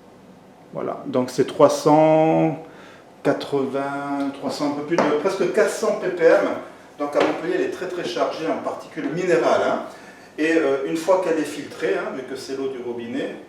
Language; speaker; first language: French; native; French